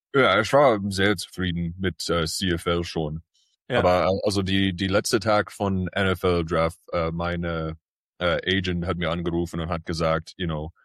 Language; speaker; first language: German; early bilingual, heritage; English